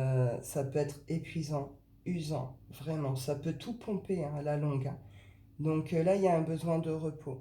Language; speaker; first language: French; native; French